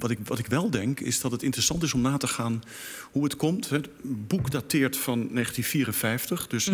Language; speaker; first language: Dutch; native; Dutch